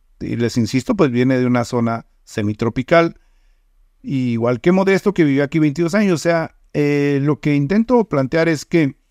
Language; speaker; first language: Spanish; native; Spanish